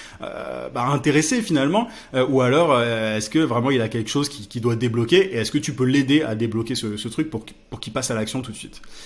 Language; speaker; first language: French; native; French